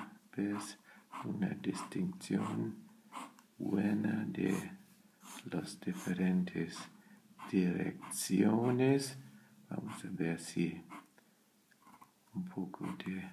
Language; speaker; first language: Spanish; non-native, learner; German